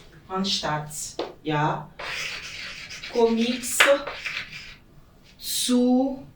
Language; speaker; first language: German; non-native, fluent; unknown